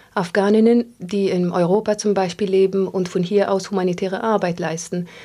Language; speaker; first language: German; non-native, fluent; Pashto